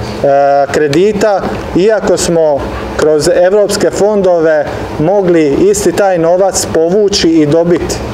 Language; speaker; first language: Serbian; native; Serbian